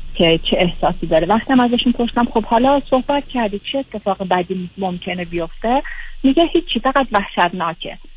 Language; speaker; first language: Persian; native; Persian